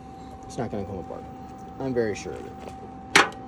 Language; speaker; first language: English; native; English